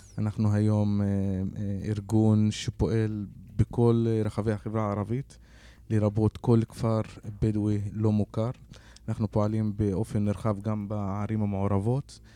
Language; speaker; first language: Hebrew; non-native, local second language; Arabic